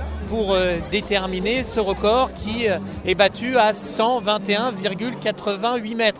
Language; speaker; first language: French; native; French